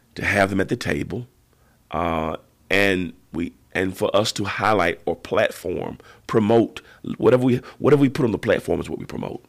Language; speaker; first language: English; native; English